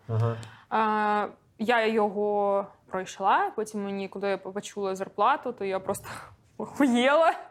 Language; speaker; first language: Ukrainian; non-native, local second language; Russian